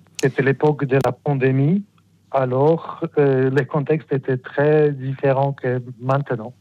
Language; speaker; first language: French; non-native, fluent; Polish